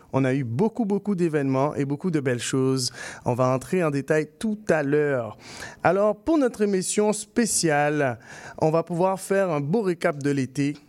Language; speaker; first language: French; native; French